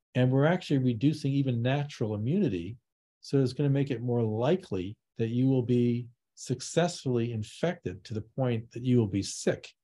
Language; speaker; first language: English; native; English